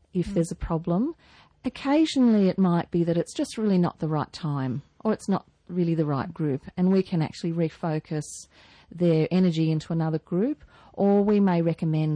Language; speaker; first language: English; native; English